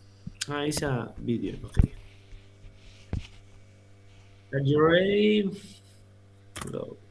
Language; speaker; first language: English; non-native, learner; Spanish